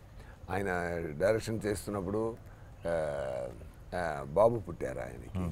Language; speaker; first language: Telugu; non-native, local second language; Tamil